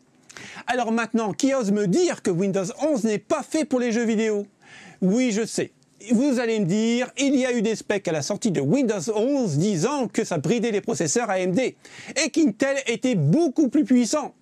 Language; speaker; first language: French; native; French